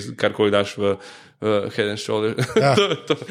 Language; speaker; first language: Slovenian; early bilingual, other home language; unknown